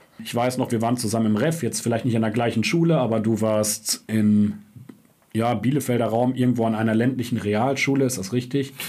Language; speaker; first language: German; native; German